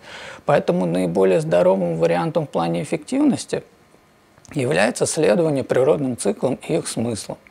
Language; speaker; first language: Russian; native; Russian